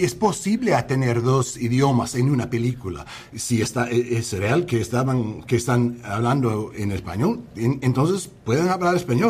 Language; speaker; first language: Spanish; non-native, fluent; English